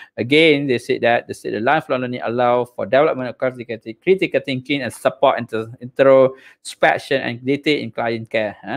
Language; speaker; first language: English; non-native, local second language; Malay